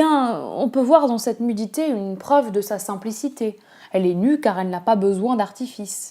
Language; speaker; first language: French; native; French